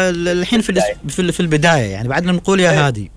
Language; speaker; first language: Arabic; native; Arabic